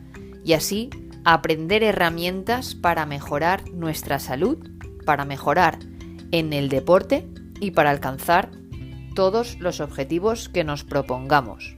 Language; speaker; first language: Spanish; native; Spanish